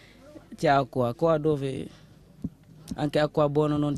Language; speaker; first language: Italian; non-native, learner; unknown